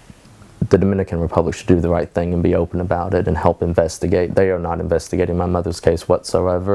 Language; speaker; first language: English; native; English